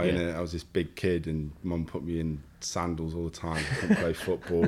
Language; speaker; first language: English; native; English